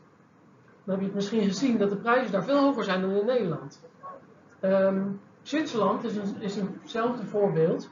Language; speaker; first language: Dutch; native; Dutch